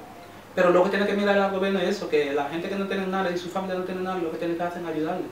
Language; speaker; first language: Spanish; non-native, learner; Wolof